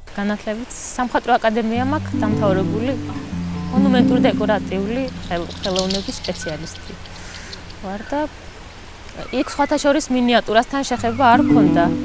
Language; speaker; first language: Georgian; non-native, local second language; Svan